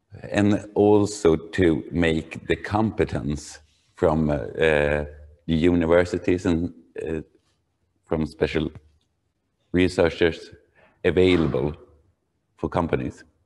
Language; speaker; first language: English; non-native, fluent; Swedish